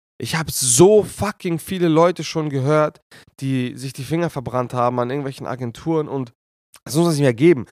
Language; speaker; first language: German; native; German